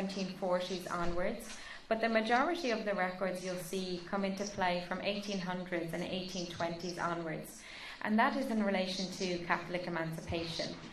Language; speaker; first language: English; native; English